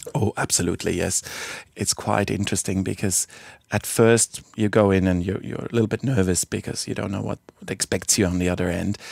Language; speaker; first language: English; non-native, fluent; Swiss German